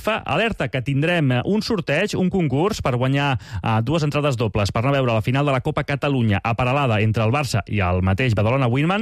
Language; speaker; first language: Catalan; native; Catalan